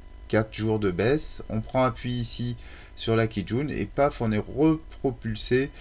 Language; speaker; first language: French; native; French